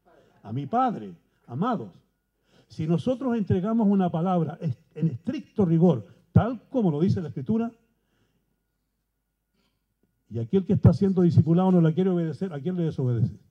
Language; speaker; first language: Spanish; native; Spanish